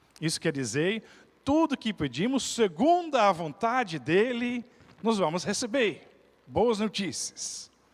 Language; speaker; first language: Portuguese; non-native, fluent; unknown